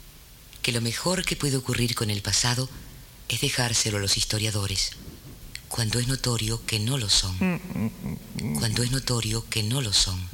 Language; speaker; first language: Spanish; native; Spanish